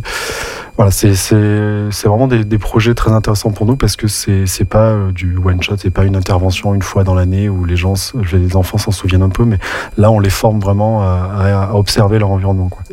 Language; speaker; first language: French; native; French